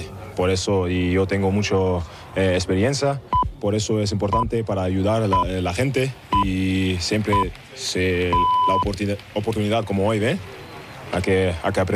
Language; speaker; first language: Spanish; non-native, fluent; German